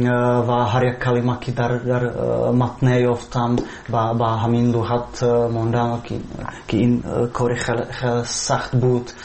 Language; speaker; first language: Persian; non-native, fluent; Czech